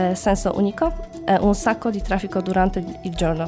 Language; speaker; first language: Italian; non-native, learner; Polish